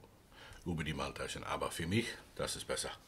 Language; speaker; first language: German; non-native, learner; English